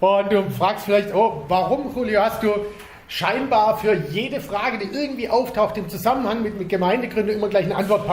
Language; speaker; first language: German; native; German